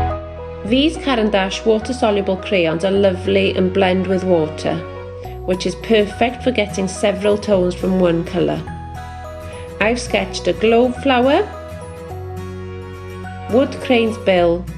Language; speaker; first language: English; native; English